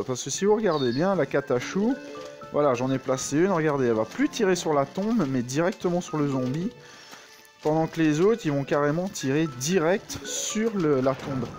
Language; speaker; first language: French; native; French